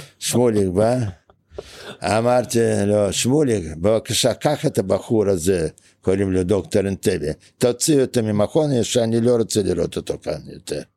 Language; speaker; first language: Hebrew; non-native, fluent; Russian